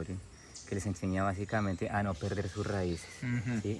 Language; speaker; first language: Spanish; native; Spanish